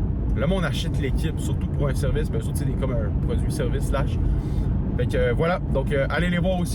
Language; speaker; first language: French; native; French